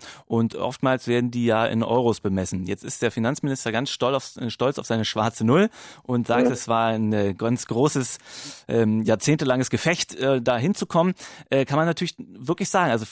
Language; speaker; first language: German; native; German